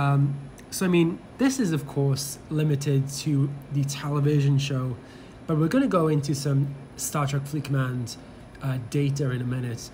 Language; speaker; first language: English; native; English